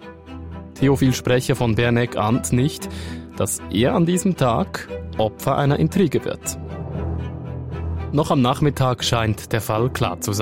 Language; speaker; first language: German; native; German